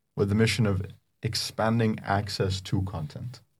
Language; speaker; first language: English; non-native, fluent; Arabic